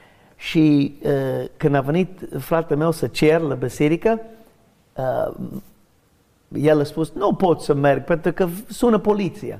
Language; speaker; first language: Romanian; non-native, learner; English